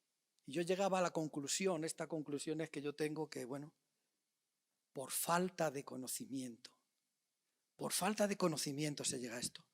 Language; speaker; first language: Spanish; native; Spanish